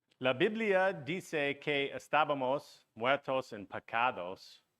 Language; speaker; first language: Spanish; non-native, learner; English